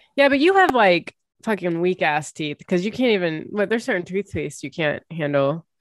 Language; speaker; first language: English; early bilingual, other home language; Arabic